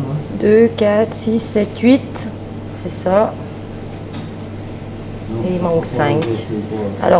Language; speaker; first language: French; native; French